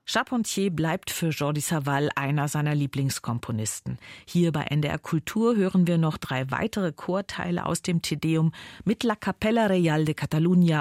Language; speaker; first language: German; native; German